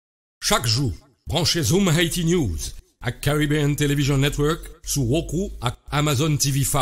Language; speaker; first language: French; non-native, local second language; Haitian Creole